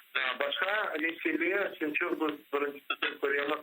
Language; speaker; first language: Turkish; non-native, learner; Crimean Tatar